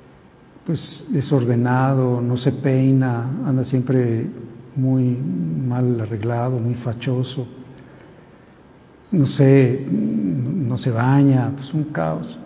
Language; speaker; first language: Spanish; native; Spanish